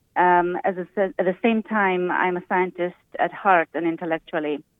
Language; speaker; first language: English; early bilingual, other home language; Romanian